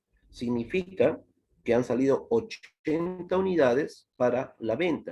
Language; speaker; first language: Spanish; native; Spanish